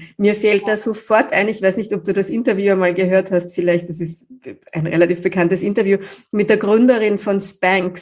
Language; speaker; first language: German; native; German